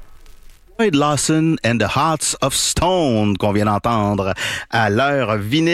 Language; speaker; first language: French; native; French